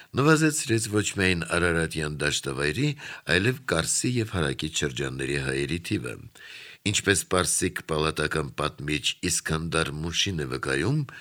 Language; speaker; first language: Armenian; native; Armenian